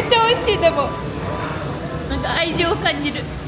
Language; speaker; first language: Japanese; native; Japanese